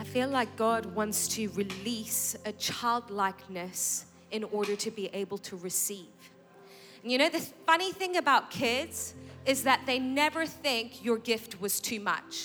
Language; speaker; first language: English; native; English